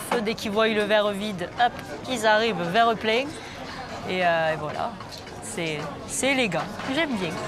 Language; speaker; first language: French; non-native, learner; Spanish